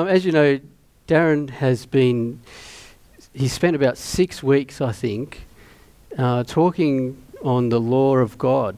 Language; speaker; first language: English; native; English